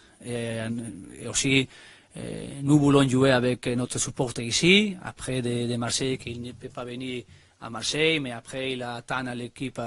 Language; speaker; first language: French; non-native, learner; Spanish